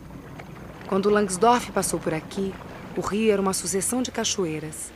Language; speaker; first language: Portuguese; native; Portuguese